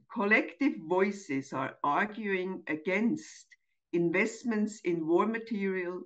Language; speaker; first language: English; non-native, fluent; German